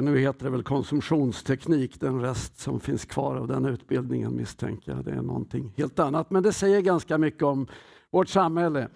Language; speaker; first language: Swedish; native; Swedish